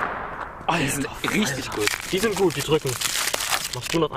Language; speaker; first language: German; native; German